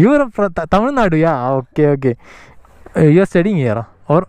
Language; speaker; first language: English; non-native, local second language; Malayalam